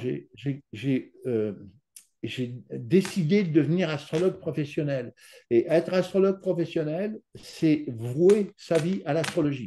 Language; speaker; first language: French; native; French